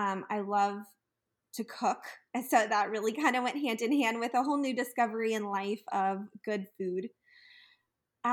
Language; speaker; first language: English; native; English